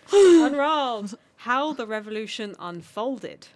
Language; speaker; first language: English; non-native, local second language; Armenian